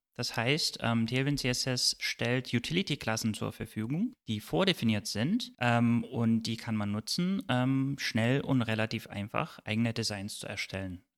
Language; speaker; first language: German; non-native, fluent; Turkish